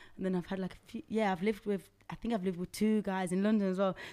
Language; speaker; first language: English; native; English